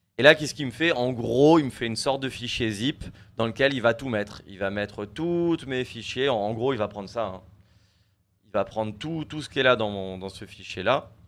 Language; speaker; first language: French; native; French